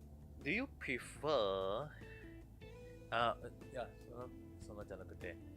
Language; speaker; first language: Japanese; non-native, fluent; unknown